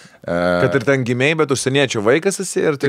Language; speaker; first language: Lithuanian; native; Lithuanian